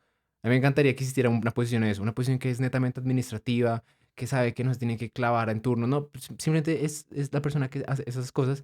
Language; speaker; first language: Spanish; native; Spanish